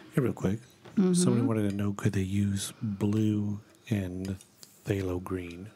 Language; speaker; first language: English; native; English